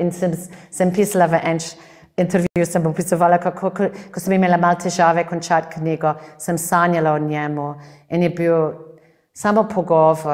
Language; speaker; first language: Slovenian; non-native, fluent; English